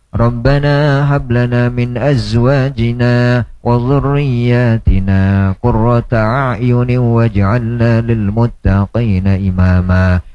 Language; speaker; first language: Arabic; non-native, fluent; Indonesian